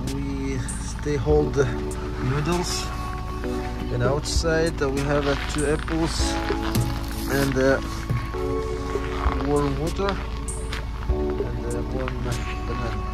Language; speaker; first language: English; non-native, learner; Russian